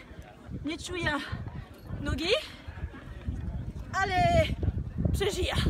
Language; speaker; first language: Polish; non-native, learner; French